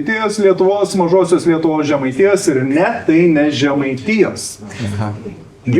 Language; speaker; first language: Lithuanian; native; Lithuanian